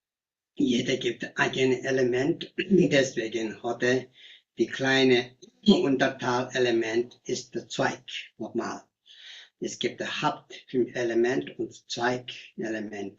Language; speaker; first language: German; non-native, learner; Tibetan